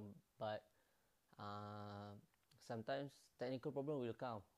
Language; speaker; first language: English; non-native, learner; Malay